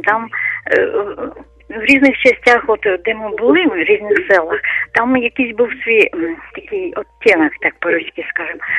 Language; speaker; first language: Ukrainian; non-native, local second language; Russian